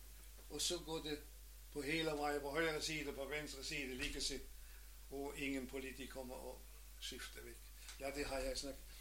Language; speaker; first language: Danish; non-native, learner; German